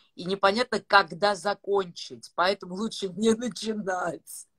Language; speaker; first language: Russian; non-native, fluent; Georgian